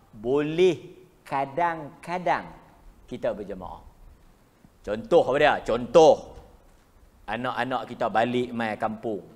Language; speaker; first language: Malay; native; Malay